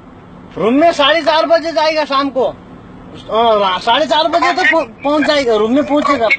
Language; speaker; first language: Hindi; non-native, learner; Nepali